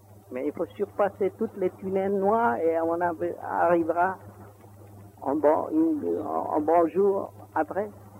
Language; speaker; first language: French; non-native, learner; Vietnamese